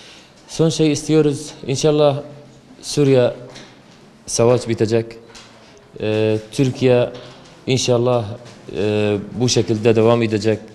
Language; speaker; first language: Turkish; non-native, learner; Arabic